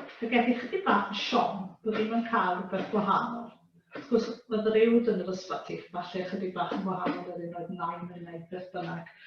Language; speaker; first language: Welsh; native; Welsh